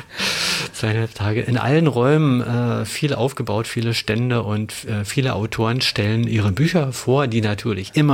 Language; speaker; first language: German; native; German